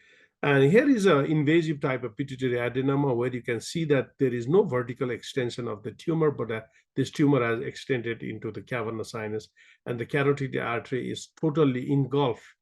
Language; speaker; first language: English; non-native, local second language; Nepali